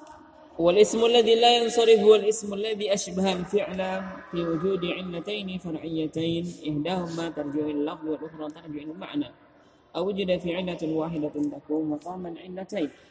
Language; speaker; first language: Arabic; non-native, fluent; Indonesian